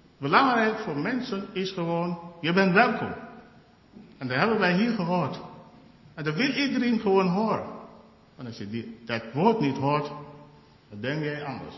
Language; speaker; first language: Dutch; non-native, fluent; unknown